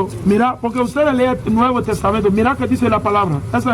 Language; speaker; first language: Spanish; non-native, learner; English